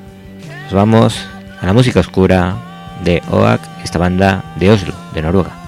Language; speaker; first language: Spanish; native; Spanish